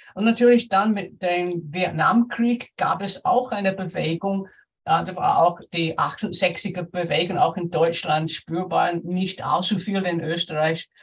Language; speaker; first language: German; non-native, fluent; English